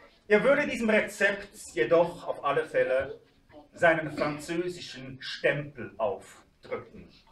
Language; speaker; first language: German; native; German